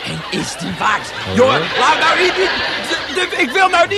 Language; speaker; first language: Dutch; native; Dutch